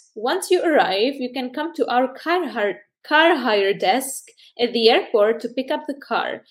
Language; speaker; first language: English; non-native, fluent; Czech